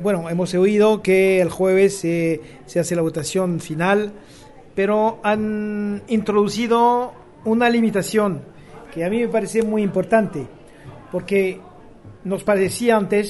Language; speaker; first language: Spanish; non-native, fluent; French